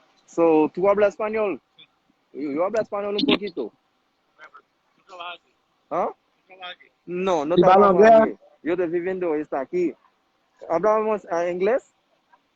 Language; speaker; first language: Spanish; non-native, learner; Haitian Creole